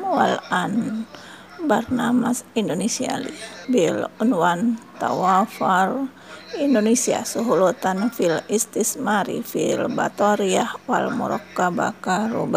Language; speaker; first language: Arabic; non-native, fluent; Indonesian